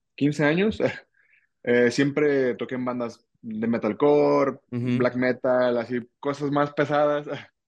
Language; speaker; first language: Spanish; native; Spanish